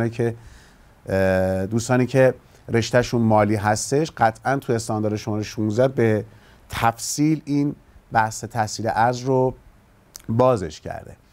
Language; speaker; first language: Persian; native; Persian